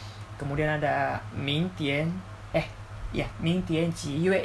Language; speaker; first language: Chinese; non-native, learner; Indonesian